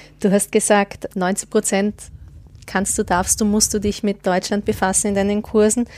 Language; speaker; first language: German; native; German